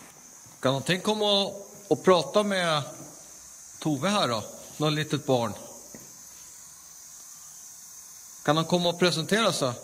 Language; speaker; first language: Swedish; native; Swedish